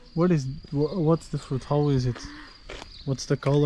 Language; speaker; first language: English; non-native, fluent; Portuguese